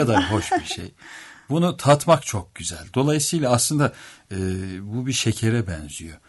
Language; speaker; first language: Turkish; native; Turkish